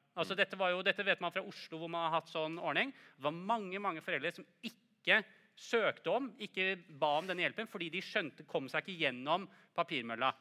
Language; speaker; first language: Norwegian; native; Norwegian